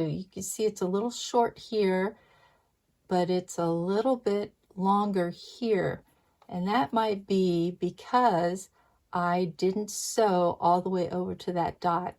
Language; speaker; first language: English; native; English